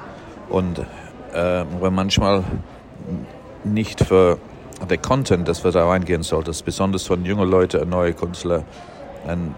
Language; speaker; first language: German; non-native, fluent; English